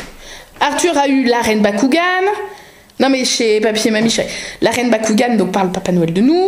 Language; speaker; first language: French; native; French